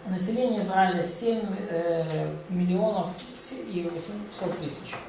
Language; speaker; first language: Russian; native; Russian